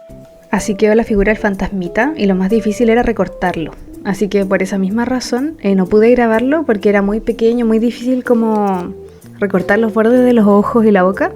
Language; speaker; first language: Spanish; native; Spanish